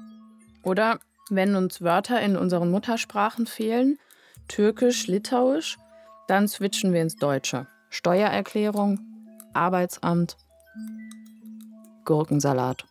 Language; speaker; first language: German; native; German